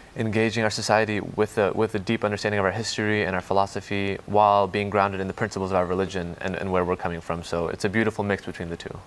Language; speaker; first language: English; native; English